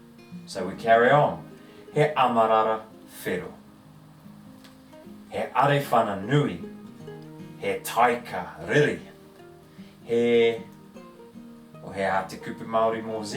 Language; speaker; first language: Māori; non-native, learner; English